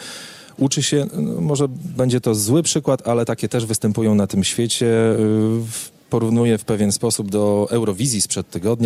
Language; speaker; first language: Polish; native; Polish